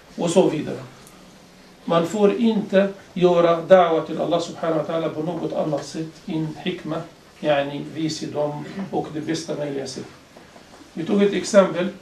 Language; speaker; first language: Swedish; non-native, fluent; Arabic